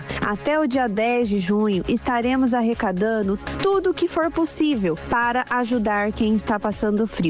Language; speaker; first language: Portuguese; native; Portuguese